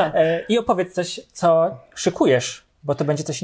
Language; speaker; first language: Polish; native; Polish